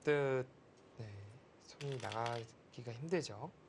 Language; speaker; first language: Korean; native; Korean